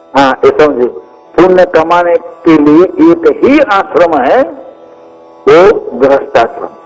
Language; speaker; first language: Hindi; non-native, local second language; Kannada